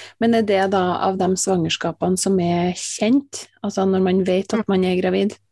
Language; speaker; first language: Norwegian; native; Norwegian